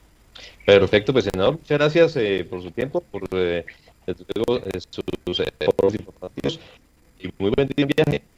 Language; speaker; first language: Spanish; native; Spanish